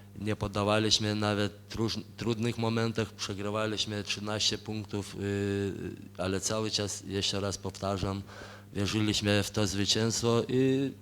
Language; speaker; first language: Polish; non-native, fluent; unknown